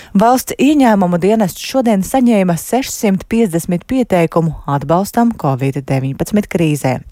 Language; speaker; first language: Latvian; native; Latvian